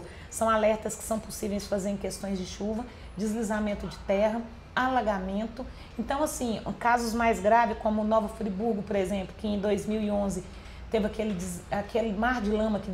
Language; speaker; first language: Portuguese; native; Portuguese